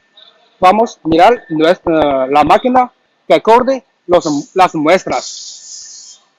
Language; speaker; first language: Spanish; non-native, learner; Chinese